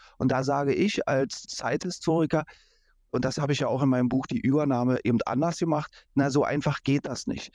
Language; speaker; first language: German; native; German